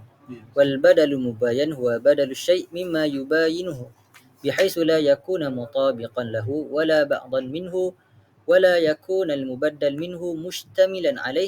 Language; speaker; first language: Arabic; non-native, learner; Malay